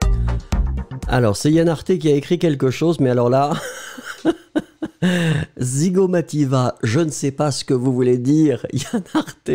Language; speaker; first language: French; native; French